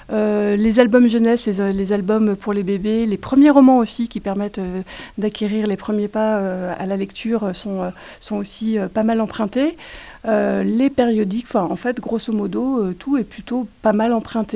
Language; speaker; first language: French; native; French